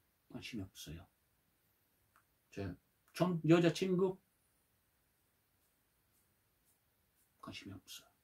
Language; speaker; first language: Korean; non-native, learner; Italian